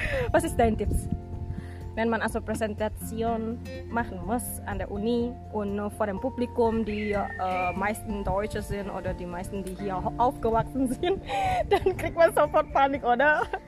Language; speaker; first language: German; non-native, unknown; Indonesian